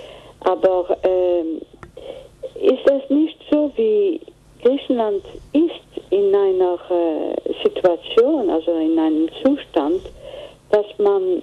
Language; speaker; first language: German; non-native, fluent; Greek